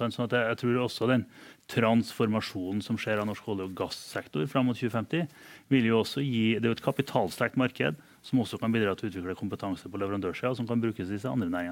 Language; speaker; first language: Norwegian; native; Norwegian